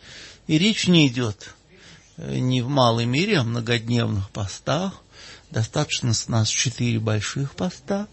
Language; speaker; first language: Russian; native; Russian